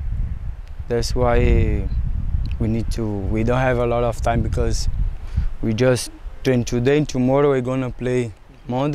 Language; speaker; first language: English; non-native, fluent; Portuguese